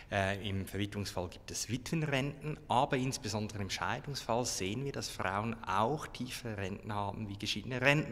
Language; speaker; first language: German; native; German